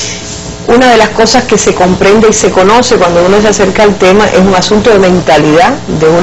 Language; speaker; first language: Spanish; native; Spanish